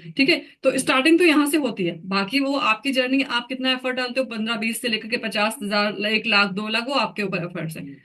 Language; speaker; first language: Hindi; native; Hindi